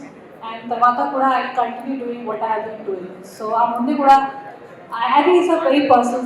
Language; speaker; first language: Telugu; non-native, local second language; Hindi